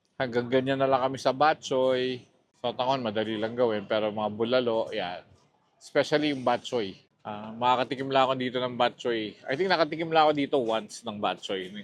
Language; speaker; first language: Filipino; non-native, local second language; Hiligaynon